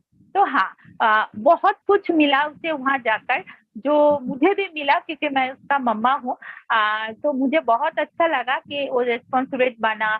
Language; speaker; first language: Hindi; non-native, local second language; Bangla